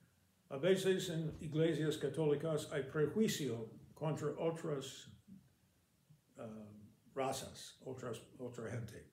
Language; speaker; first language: Spanish; non-native, fluent; English